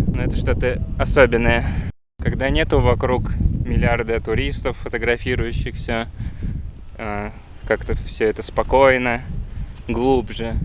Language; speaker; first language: Russian; native; Russian